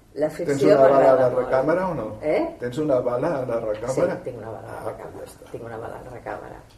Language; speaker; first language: Catalan; non-native, local second language; Spanish